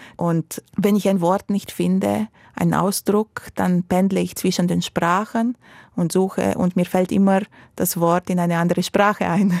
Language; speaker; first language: German; non-native, fluent; Romanian